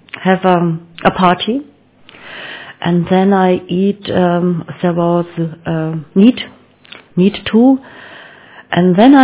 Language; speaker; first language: English; non-native, learner; German